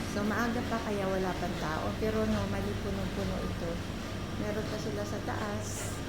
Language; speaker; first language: Filipino; non-native, local second language; Cebuano